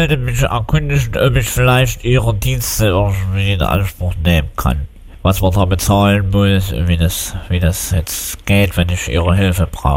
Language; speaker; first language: German; native; German